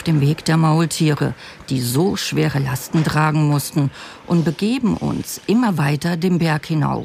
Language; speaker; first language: German; native; German